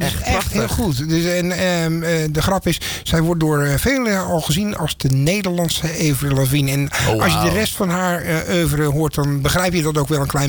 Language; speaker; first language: Dutch; native; Dutch